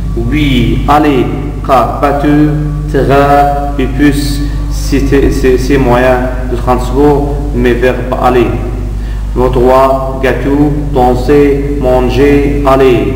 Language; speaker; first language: French; non-native, fluent; Arabic